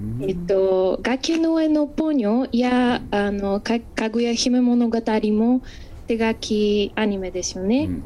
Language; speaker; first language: Japanese; non-native, fluent; Bulgarian